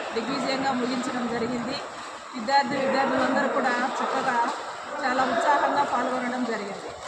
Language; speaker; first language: Telugu; native; Telugu